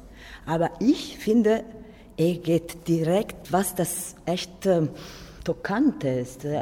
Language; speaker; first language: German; non-native, fluent; Italian